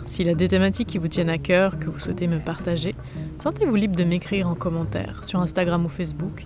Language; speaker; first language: French; native; French